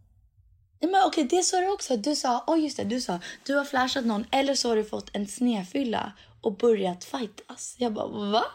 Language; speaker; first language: Swedish; native; Swedish